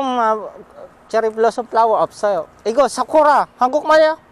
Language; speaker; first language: Korean; non-native, learner; Filipino